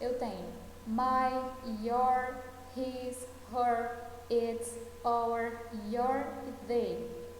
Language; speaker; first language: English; non-native, fluent; Portuguese